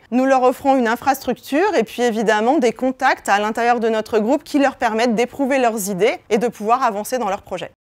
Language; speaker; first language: French; native; French